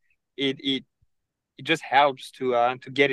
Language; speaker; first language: English; non-native, fluent; French